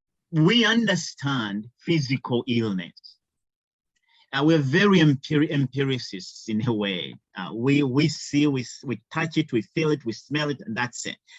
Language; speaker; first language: English; non-native, local second language; Ganda